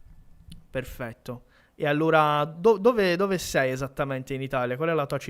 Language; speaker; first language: Italian; non-native, fluent; Portuguese